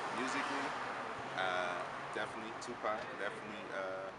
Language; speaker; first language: English; native; English